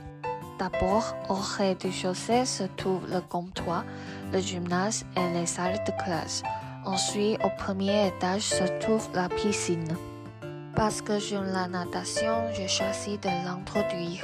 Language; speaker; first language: French; non-native, learner; Chinese